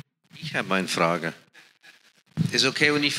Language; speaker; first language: German; non-native, fluent; English